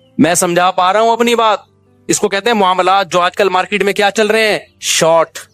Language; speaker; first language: Urdu; native; Urdu